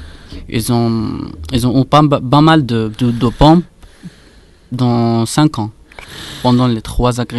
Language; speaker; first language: French; non-native, fluent; Arabic